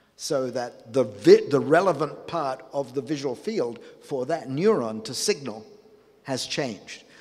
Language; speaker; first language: English; native; English